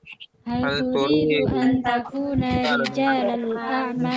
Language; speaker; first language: Arabic; non-native, learner; Indonesian